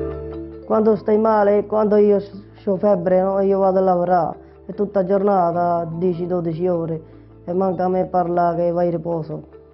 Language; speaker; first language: Italian; non-native, learner; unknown